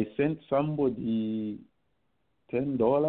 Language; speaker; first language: English; non-native, local second language; Bemba